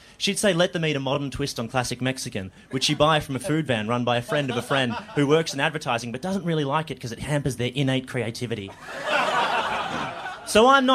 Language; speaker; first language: English; native; English